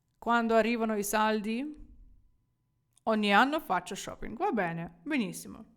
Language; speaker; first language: Italian; non-native, fluent; Ukrainian